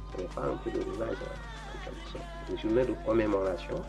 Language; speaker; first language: French; non-native, local second language; Wolof